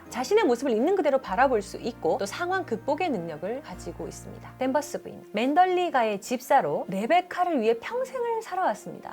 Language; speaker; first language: Korean; native; Korean